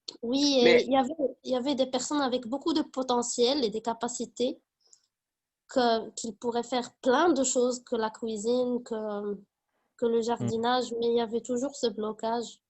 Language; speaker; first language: French; non-native, local second language; Arabic